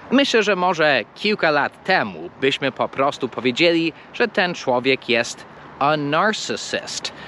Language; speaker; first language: Polish; non-native, fluent; English